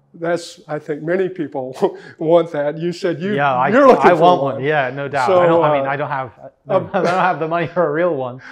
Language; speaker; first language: English; native; English